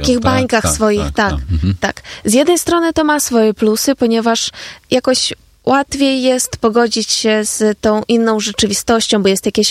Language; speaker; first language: Polish; non-native, fluent; Ukrainian